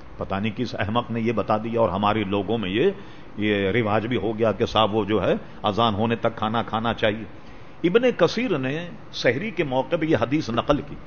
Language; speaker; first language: Urdu; native; Urdu